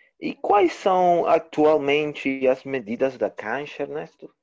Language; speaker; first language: Portuguese; non-native, learner; Spanish